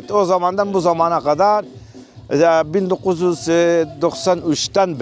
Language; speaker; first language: Turkish; non-native, local second language; Kurdish